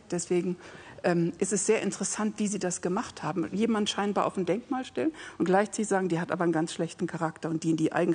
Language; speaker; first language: German; native; German